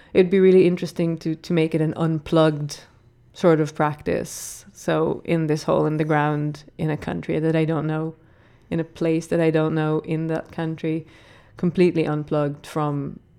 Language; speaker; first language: English; non-native, fluent; Hebrew